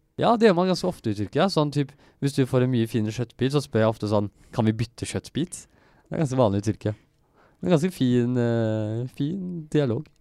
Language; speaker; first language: Norwegian; early bilingual, other home language; Turkish